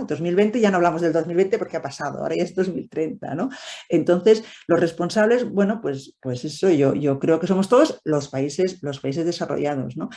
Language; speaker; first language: Spanish; native; Spanish